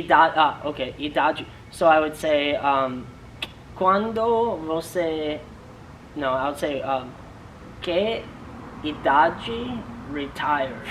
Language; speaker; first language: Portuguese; non-native, learner; English